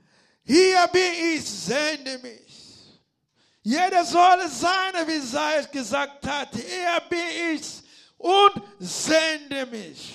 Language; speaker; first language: German; non-native, learner; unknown